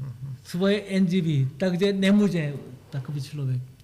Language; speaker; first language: Czech; non-native, learner; Korean